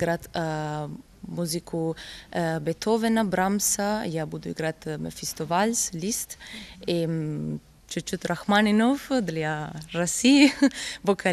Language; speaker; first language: Russian; non-native, fluent; Italian